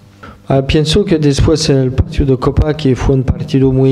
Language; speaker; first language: Spanish; non-native, fluent; French